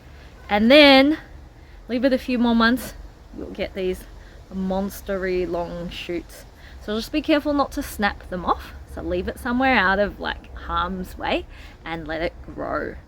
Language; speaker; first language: English; native; English